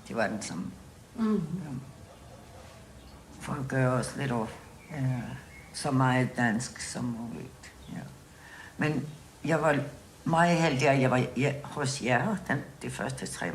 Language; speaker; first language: Danish; non-native, local second language; Kalaallisut